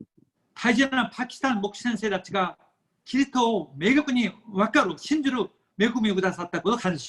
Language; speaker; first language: Japanese; non-native, fluent; Korean